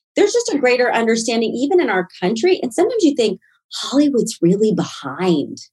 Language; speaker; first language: English; native; English